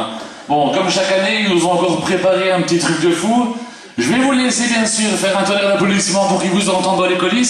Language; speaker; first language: French; native; French